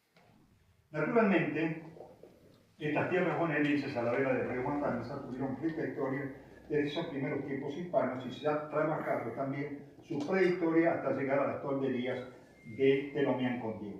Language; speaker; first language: Spanish; native; Spanish